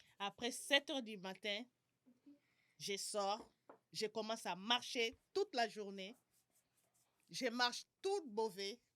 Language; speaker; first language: French; non-native, local second language; Lingala